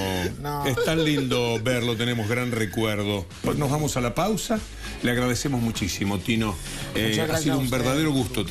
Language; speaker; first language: Spanish; native; Spanish